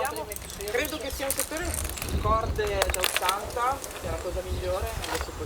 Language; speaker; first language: Italian; native; Italian